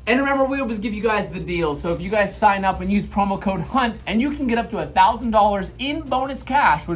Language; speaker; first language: English; native; English